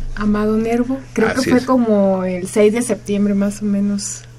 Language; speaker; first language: Spanish; native; Spanish